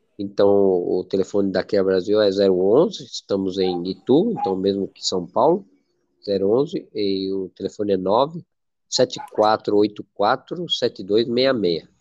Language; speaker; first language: Portuguese; non-native, fluent; Spanish